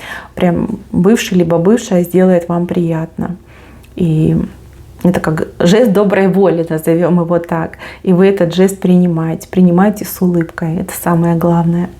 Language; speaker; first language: Russian; native; Russian